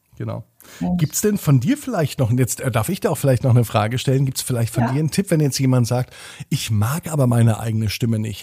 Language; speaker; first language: German; native; German